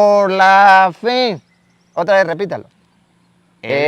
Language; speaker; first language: Spanish; native; Spanish